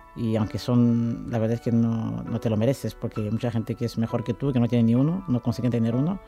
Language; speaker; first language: Spanish; non-native, fluent; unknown